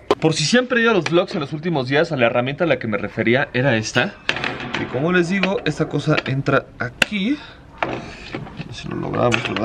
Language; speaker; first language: Spanish; native; Spanish